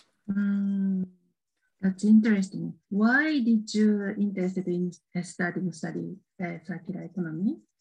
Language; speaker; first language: English; non-native, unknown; Japanese